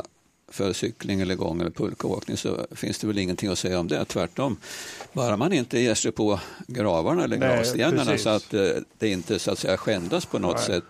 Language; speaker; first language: Swedish; native; Swedish